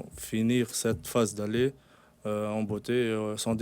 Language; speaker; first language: French; non-native, local second language; Arabic